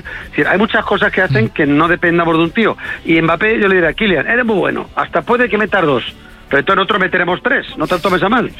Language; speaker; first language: Spanish; native; Spanish